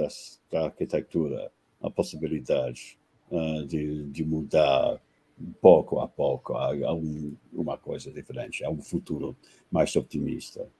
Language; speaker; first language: Portuguese; non-native, fluent; English